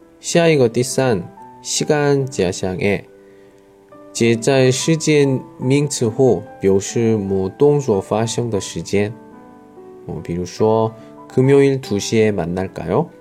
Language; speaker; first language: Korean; non-native, learner; Chinese